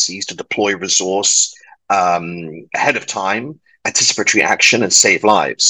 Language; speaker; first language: English; native; English